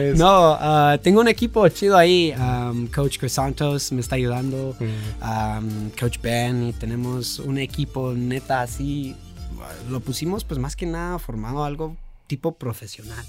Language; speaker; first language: Spanish; early bilingual, heritage; Spanish